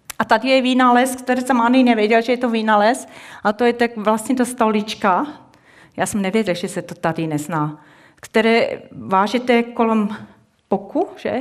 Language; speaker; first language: Czech; non-native, fluent; Swiss German